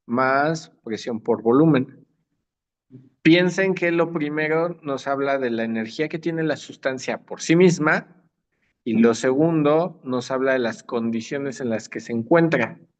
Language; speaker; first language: Spanish; native; Spanish